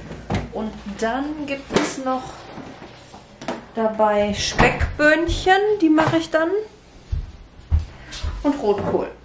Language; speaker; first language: German; native; German